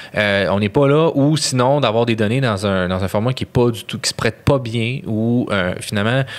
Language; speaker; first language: French; native; French